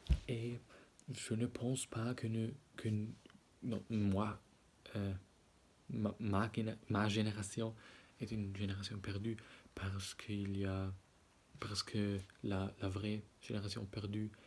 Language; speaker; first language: French; non-native, learner; German